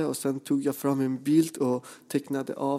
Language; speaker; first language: Swedish; non-native, fluent; Persian